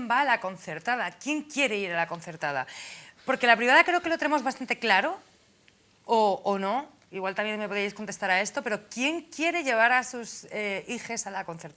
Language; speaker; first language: Spanish; native; Spanish